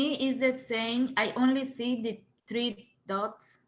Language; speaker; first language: English; non-native, learner; Spanish